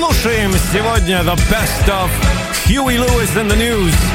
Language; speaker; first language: English; non-native, fluent; Russian